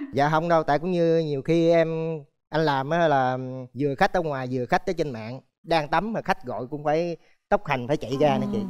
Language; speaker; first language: Vietnamese; native; Vietnamese